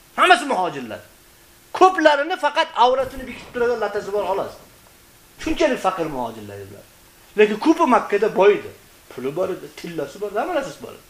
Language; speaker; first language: Uzbek; native; Uzbek